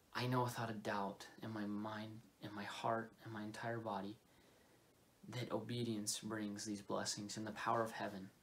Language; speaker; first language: English; native; English